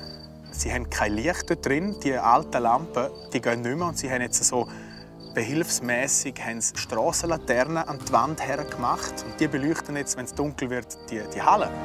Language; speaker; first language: German; native; German